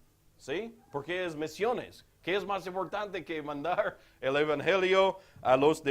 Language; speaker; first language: Spanish; non-native, fluent; English